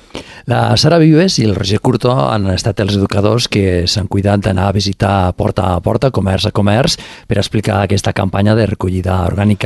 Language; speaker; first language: Catalan; native; Catalan